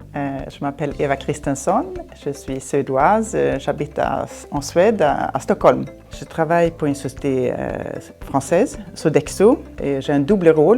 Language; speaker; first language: French; non-native, fluent; Swedish